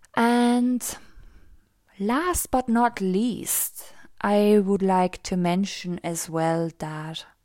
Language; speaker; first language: English; non-native, fluent; German